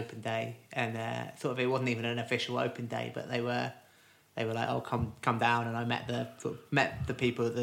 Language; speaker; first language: English; native; English